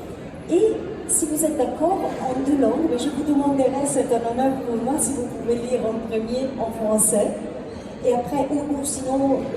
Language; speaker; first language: French; non-native, fluent; Italian